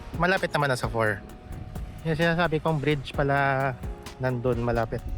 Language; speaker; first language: Filipino; non-native, local second language; Hiligaynon